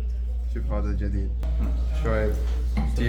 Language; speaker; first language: Arabic; non-native, learner; Manipuri